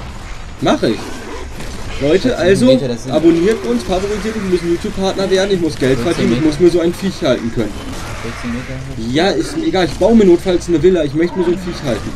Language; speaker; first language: German; native; German